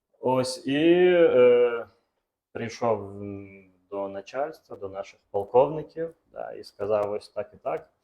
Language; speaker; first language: Ukrainian; non-native, local second language; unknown